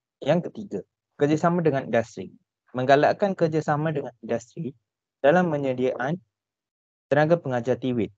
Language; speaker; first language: Malay; non-native, local second language; Tamil